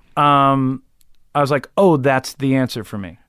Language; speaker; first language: English; native; English